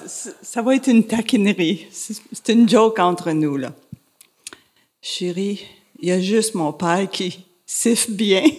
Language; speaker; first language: French; native; French